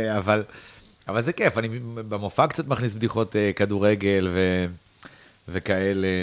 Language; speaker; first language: Hebrew; native; Hebrew